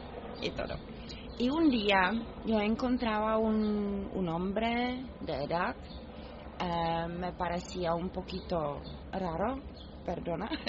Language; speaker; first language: Spanish; non-native, learner; Czech